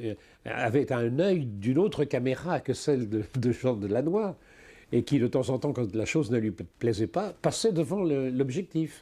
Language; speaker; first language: French; native; French